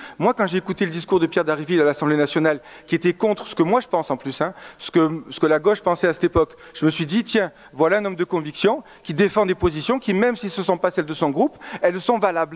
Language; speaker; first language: French; native; French